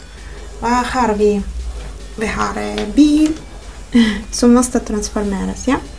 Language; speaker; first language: Swedish; non-native, learner; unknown